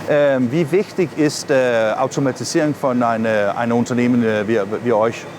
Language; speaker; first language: German; non-native, learner; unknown